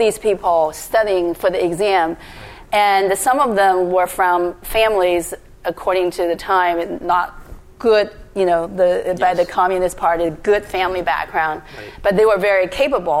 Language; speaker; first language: English; non-native, fluent; Chinese